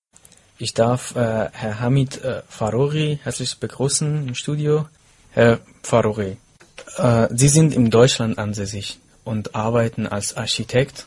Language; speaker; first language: German; non-native, fluent; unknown